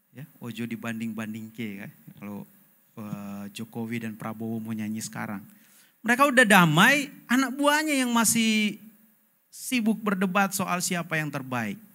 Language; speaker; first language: Indonesian; native; Indonesian